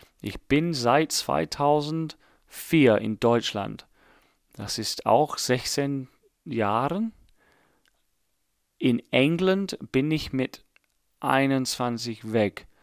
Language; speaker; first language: German; non-native, fluent; English